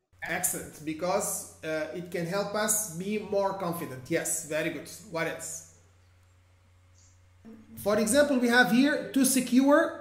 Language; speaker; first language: English; non-native, fluent; Arabic